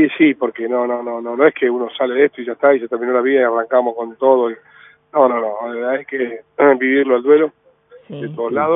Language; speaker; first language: Spanish; native; Spanish